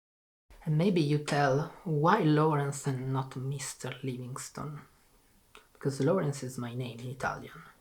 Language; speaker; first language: English; non-native, learner; Italian